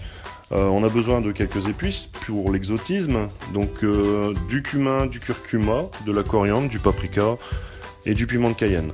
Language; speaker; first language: French; native; French